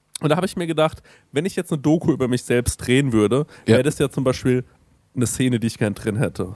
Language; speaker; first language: German; native; German